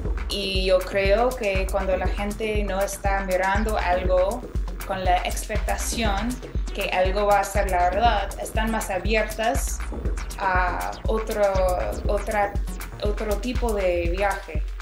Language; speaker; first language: Spanish; non-native, fluent; English